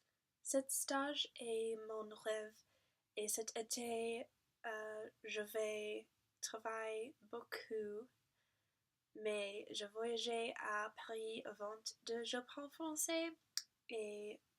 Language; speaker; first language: French; non-native, learner; English